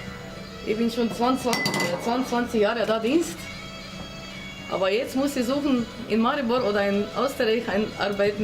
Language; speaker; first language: German; non-native, learner; Slovenian